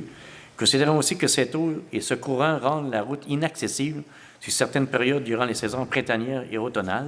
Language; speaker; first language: French; native; French